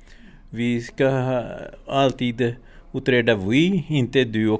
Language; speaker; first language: Swedish; non-native, learner; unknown